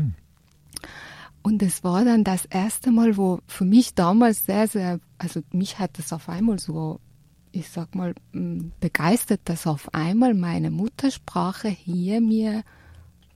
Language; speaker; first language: German; non-native, fluent; Persian